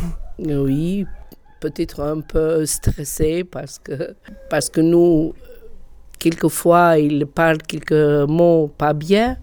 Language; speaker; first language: French; non-native, learner; Albanian